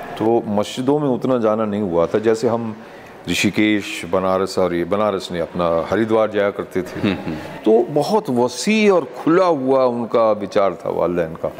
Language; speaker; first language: Hindi; non-native, local second language; English